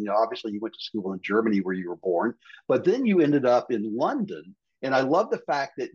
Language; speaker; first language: English; native; English